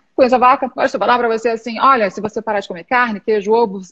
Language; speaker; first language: Portuguese; native; Portuguese